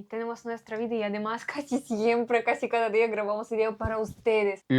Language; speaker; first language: Spanish; non-native, learner; Russian